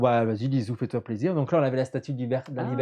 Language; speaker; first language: French; native; French